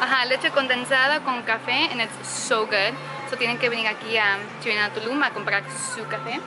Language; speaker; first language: Spanish; early bilingual, heritage; Spanish